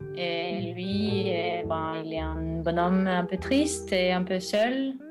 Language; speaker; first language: French; non-native, learner; Norwegian